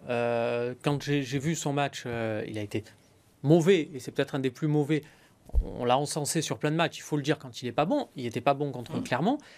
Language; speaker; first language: French; native; French